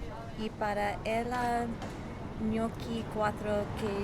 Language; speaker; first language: Portuguese; non-native, learner; English